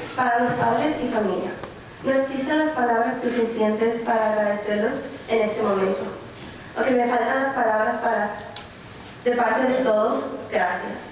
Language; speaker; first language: Spanish; early bilingual, other home language; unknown